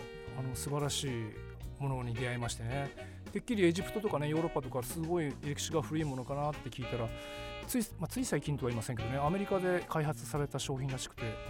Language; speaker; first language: Japanese; native; Japanese